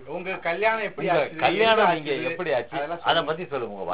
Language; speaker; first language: Tamil; native; Tamil